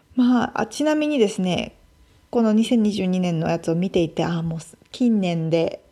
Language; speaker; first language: Japanese; native; Japanese